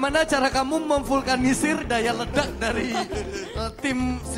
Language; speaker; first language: Indonesian; native; Indonesian